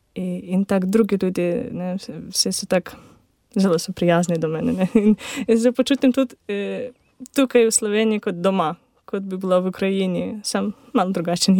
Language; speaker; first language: Slovenian; non-native, learner; Ukrainian